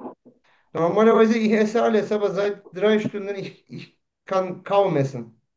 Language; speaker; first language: German; non-native, learner; Turkish